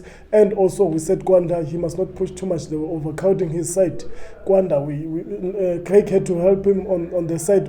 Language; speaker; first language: English; non-native, local second language; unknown